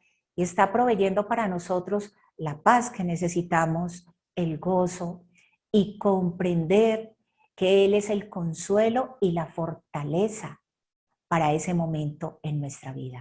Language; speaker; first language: Spanish; native; Spanish